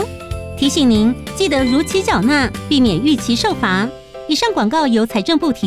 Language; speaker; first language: Chinese; native; Chinese